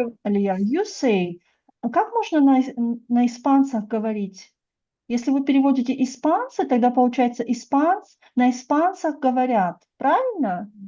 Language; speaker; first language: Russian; native; Russian